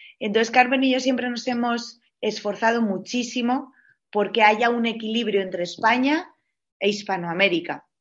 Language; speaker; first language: Spanish; native; Spanish